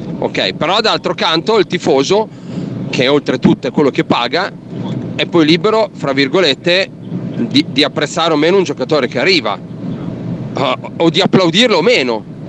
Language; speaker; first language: Italian; native; Italian